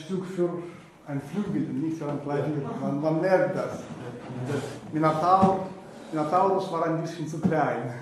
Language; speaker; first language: German; non-native, fluent; Russian